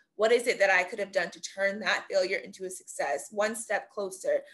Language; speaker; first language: English; native; English